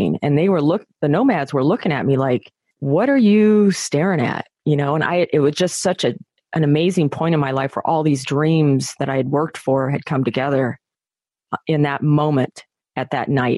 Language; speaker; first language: English; native; English